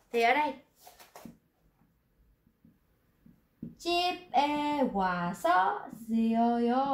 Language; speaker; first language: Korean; non-native, fluent; Vietnamese